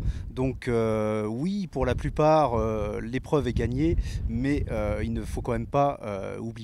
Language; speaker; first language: French; native; French